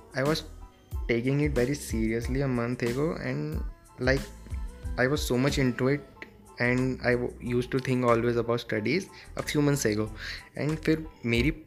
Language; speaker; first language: English; non-native, local second language; Hindi